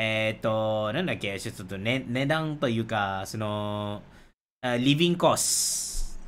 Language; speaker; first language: Japanese; non-native, fluent; Malay